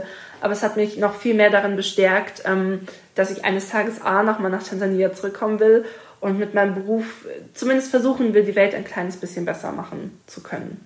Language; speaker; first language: German; native; German